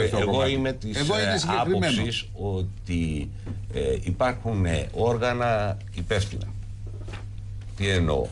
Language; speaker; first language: Greek; native; Greek